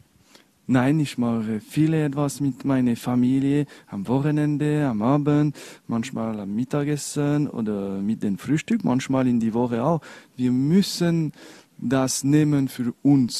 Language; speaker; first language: German; non-native, local second language; French